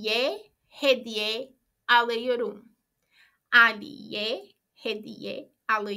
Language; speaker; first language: Turkish; non-native, fluent; Portuguese